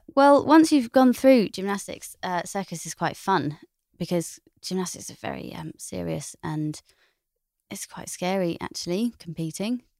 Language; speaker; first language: English; native; English